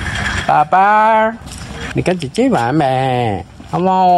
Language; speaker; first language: Chinese; native; Chinese